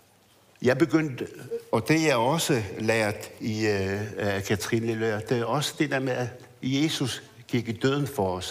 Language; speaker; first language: Danish; early bilingual, other home language; Arabic